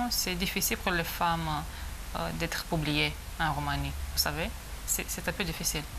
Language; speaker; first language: French; non-native, fluent; Romanian